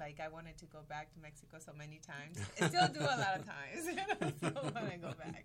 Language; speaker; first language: English; non-native, fluent; Spanish